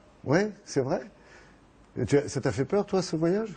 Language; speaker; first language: French; native; French